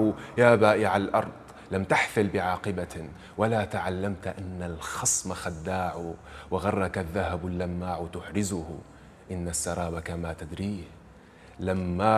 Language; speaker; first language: Arabic; native; Arabic